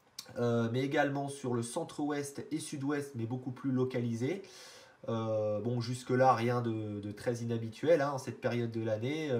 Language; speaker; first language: French; native; French